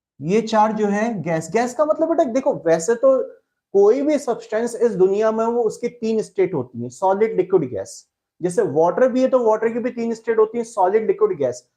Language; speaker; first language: Hindi; native; Hindi